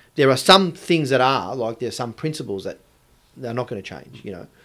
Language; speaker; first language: English; native; English